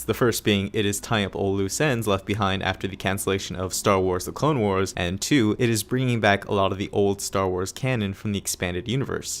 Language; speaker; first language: English; native; English